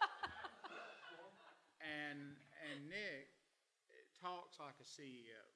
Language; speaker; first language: English; native; English